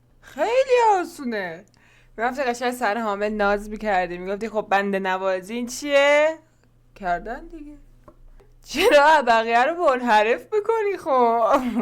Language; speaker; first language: Persian; non-native, local second language; Azerbaijani